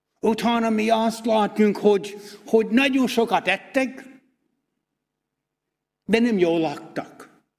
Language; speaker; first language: Hungarian; non-native, fluent; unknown